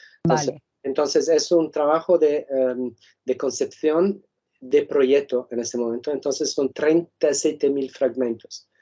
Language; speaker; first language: Spanish; non-native, fluent; Italian